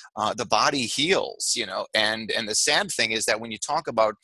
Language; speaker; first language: English; native; English